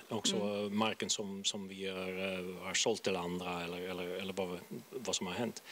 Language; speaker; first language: Swedish; non-native, fluent; Dutch